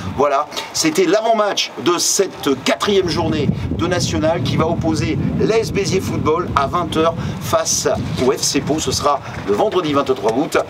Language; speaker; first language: French; native; French